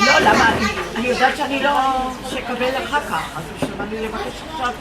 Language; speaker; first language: Hebrew; non-native, learner; English